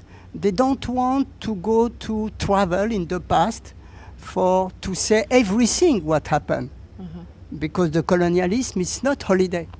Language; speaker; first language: English; non-native, learner; French